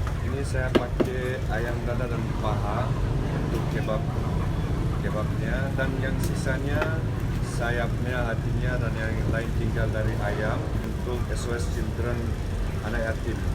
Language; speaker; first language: Indonesian; non-native, fluent; Turkish